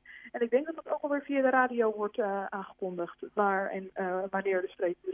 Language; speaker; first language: Dutch; native; Dutch